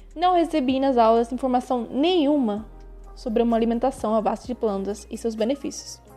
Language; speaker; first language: Portuguese; early bilingual, other home language; Spanish